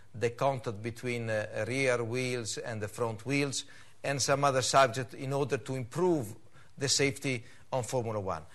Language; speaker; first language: English; non-native, fluent; Italian